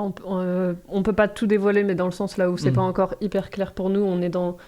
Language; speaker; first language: French; native; French